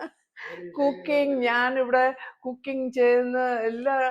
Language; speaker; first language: Malayalam; early bilingual, heritage; Malayalam